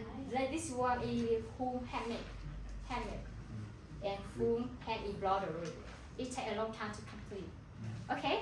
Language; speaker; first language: English; non-native, learner; Hmong